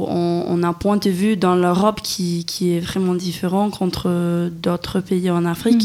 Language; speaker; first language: French; non-native, fluent; Swedish